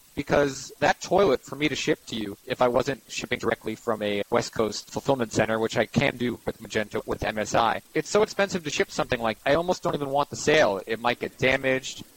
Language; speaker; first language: English; native; English